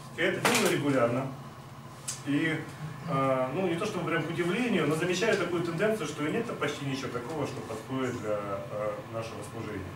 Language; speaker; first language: Russian; native; Russian